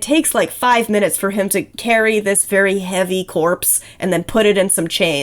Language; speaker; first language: English; native; English